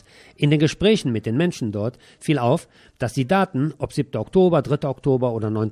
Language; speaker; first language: German; native; German